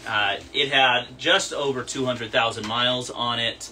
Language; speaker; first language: English; native; English